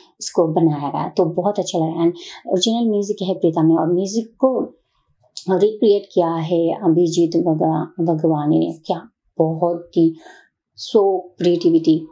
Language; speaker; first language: Hindi; non-native, learner; Bangla